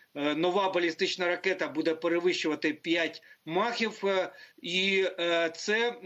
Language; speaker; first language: Ukrainian; native; Ukrainian